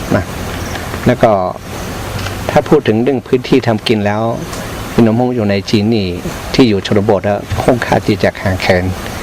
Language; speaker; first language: Thai; non-native, local second language; Hmong